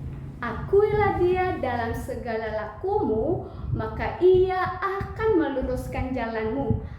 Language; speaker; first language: Indonesian; native; Indonesian